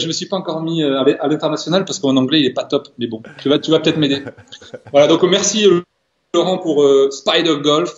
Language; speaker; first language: French; native; French